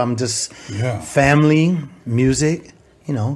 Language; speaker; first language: English; native; English